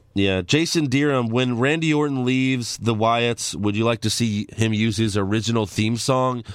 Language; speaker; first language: English; early bilingual, other home language; Italian